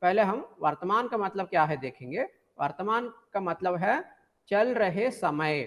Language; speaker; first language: Hindi; non-native, local second language; Telugu